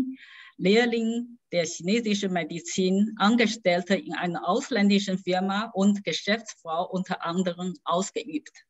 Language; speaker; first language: German; non-native, fluent; Chinese